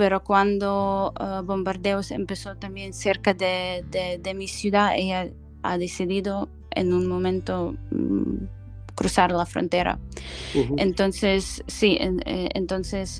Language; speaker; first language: Spanish; non-native, fluent; Ukrainian